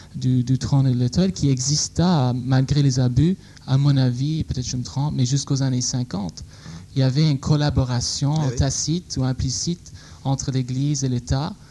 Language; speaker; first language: French; non-native, fluent; English